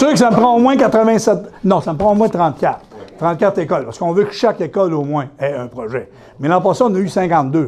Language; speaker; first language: French; native; French